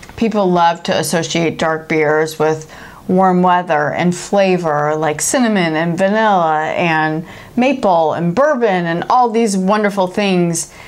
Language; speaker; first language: English; native; English